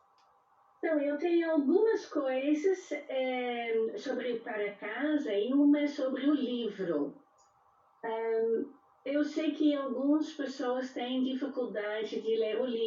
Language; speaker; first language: Portuguese; non-native, fluent; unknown